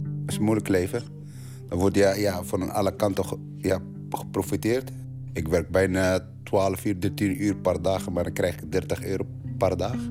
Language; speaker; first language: Dutch; non-native, learner; Arabic